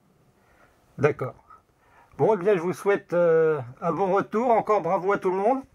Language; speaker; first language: French; native; French